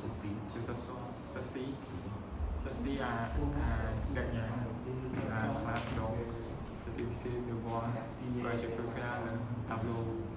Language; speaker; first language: French; non-native, learner; Khmer